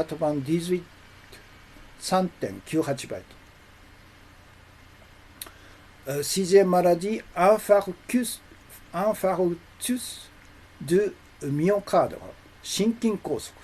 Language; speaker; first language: French; non-native, learner; Japanese